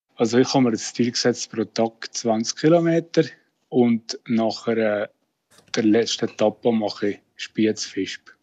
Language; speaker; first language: German; native; German